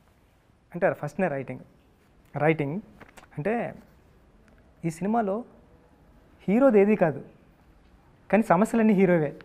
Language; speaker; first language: Telugu; native; Telugu